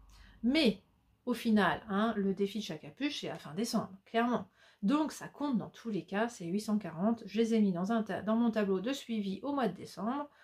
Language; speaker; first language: French; native; French